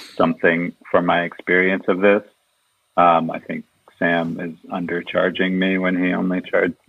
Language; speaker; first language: English; native; English